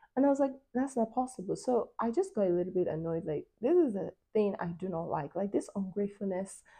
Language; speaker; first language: English; non-native, local second language; Yoruba